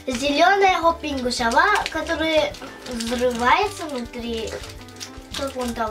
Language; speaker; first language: Russian; early bilingual, heritage; Russian